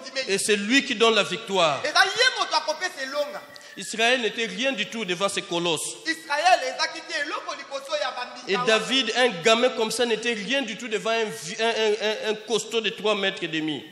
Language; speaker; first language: French; non-native, local second language; Lingala